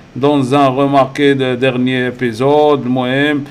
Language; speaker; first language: French; non-native, local second language; Arabic